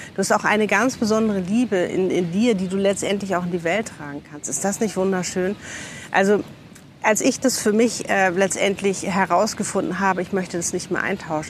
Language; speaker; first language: German; native; German